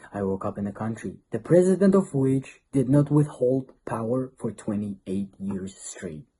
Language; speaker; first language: English; non-native, fluent; Kazakh